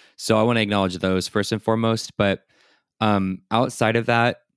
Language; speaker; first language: English; native; English